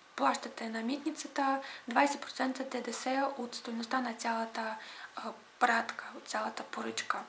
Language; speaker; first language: Bulgarian; non-native, fluent; Russian